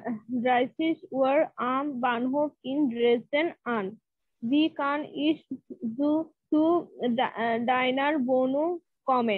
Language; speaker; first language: German; non-native, learner; Bangla